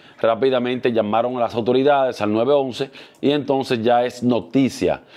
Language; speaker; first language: Spanish; native; Spanish